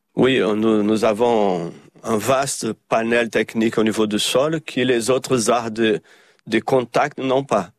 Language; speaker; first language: French; early bilingual, heritage; Portuguese